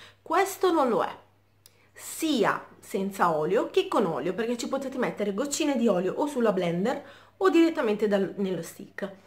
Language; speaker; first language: Italian; native; Italian